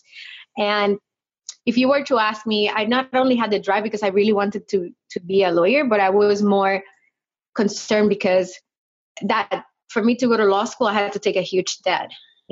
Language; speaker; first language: English; non-native, fluent; Spanish